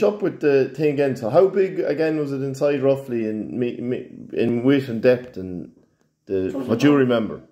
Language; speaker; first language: English; native; English